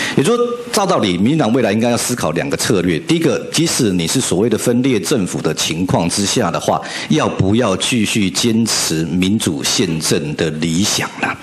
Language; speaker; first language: Chinese; native; Chinese